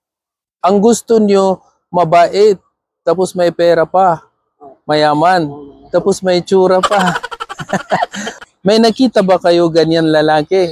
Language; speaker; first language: Filipino; non-native, learner; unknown